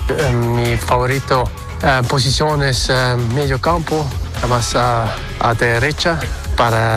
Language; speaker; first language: Spanish; early bilingual, heritage; Spanish